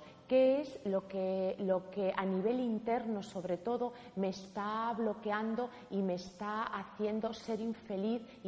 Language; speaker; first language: Spanish; native; Spanish